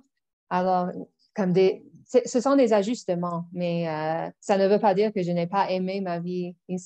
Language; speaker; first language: French; non-native, local second language; English